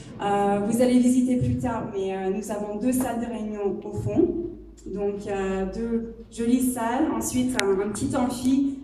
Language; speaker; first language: French; non-native, fluent; English